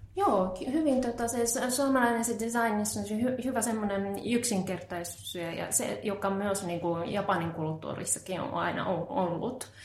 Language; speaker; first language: Finnish; non-native, fluent; Japanese